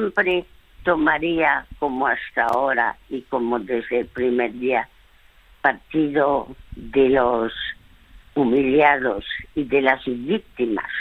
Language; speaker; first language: Spanish; early bilingual, other home language; French